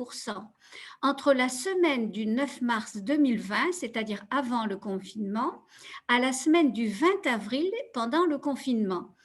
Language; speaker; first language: French; native; French